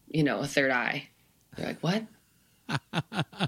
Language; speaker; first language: English; native; English